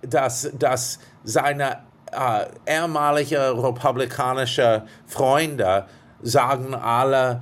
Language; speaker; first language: German; non-native, fluent; English